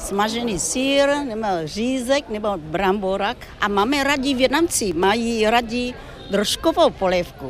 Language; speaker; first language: Czech; non-native, fluent; Vietnamese